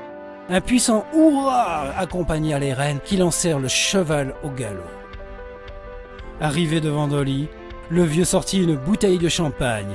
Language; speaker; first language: French; native; French